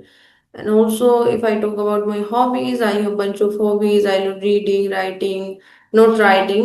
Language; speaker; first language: English; non-native, local second language; Hindi